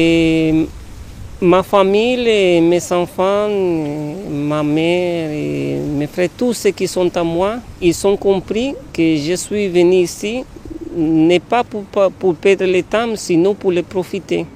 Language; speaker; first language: French; non-native, fluent; Spanish